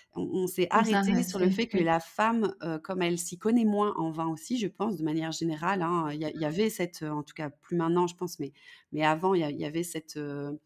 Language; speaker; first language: French; native; French